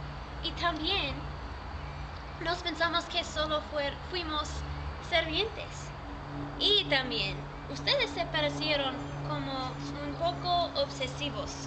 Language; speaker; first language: Spanish; non-native, learner; English